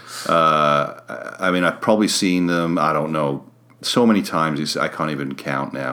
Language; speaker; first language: English; native; English